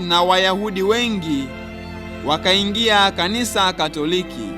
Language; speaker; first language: Swahili; native; Swahili